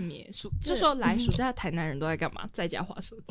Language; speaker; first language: Chinese; native; Chinese